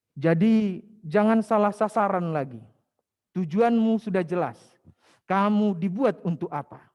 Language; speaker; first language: Indonesian; native; Indonesian